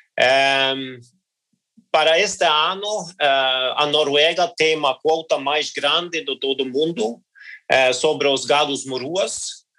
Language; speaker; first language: Portuguese; non-native, learner; Norwegian